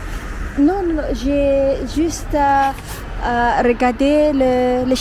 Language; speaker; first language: French; non-native, learner; Zulu